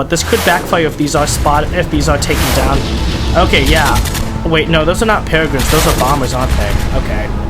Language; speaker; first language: English; native; English